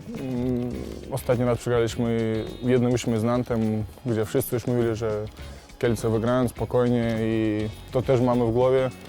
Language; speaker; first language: Polish; non-native, fluent; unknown